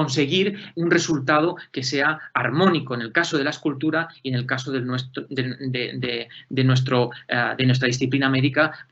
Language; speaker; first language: Spanish; native; Spanish